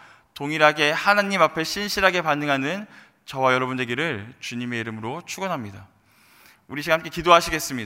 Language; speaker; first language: Korean; native; Korean